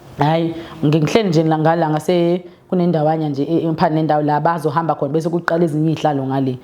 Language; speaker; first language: Zulu; native; Zulu